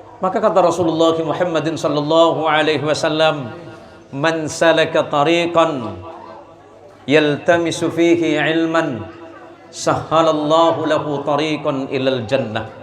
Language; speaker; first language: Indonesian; non-native, local second language; Madurese